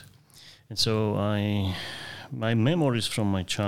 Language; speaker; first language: English; non-native, fluent; Polish